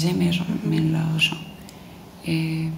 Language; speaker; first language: French; non-native, learner; Lithuanian